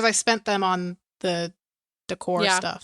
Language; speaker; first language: English; native; English